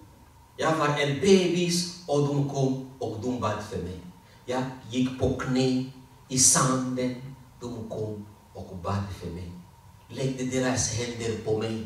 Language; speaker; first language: Swedish; non-native, fluent; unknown